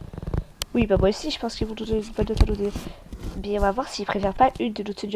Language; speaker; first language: French; native; French